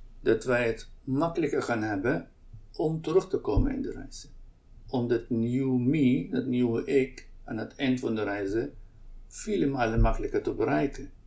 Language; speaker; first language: Dutch; non-native, local second language; Arabic